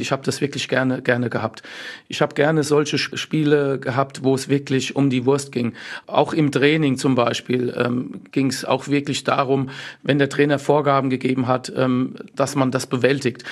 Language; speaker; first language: German; native; German